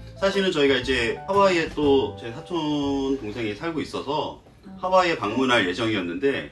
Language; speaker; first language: Korean; native; Korean